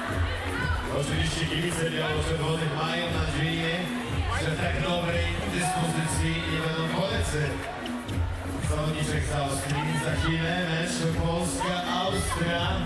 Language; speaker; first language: Polish; native; Polish